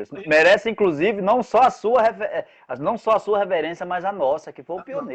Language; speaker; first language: Portuguese; native; Portuguese